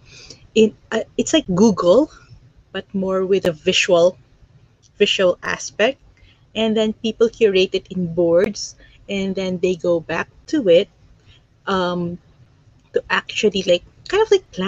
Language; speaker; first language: English; non-native, local second language; Filipino